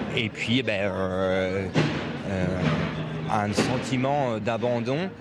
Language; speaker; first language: French; native; French